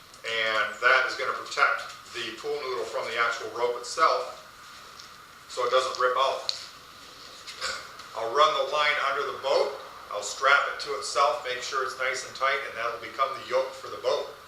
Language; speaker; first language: English; native; English